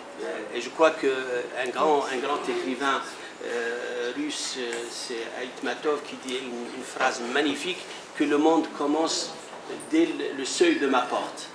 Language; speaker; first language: French; non-native, local second language; Arabic